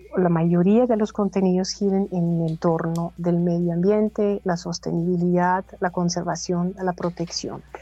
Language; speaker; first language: Spanish; non-native, fluent; German